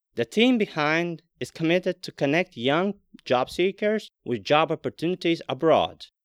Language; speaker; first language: English; non-native, fluent; Latvian